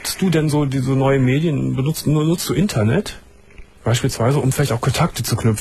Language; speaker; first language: German; native; German